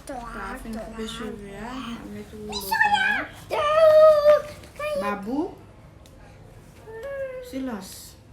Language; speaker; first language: French; non-native, local second language; Haitian Creole